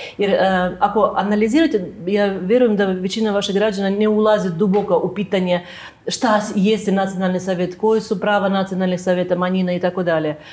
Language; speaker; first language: Serbian; non-native, fluent; Russian